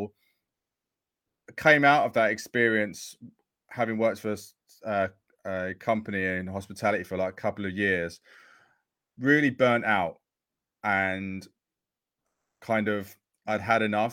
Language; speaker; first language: English; native; English